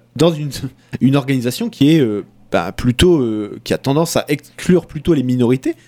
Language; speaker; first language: French; native; French